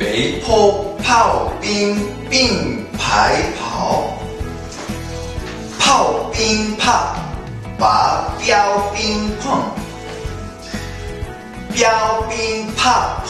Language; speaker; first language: Chinese; non-native, learner; Korean